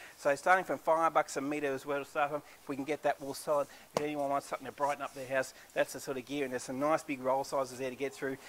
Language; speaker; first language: English; native; English